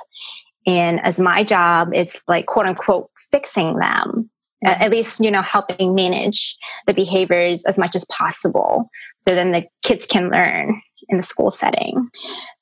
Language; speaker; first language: English; early bilingual, other home language; Cantonese